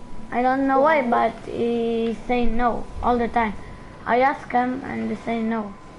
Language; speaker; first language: English; non-native, learner; Hebrew